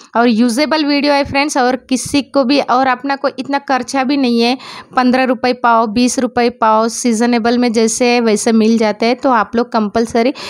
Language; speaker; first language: Hindi; non-native, local second language; Marathi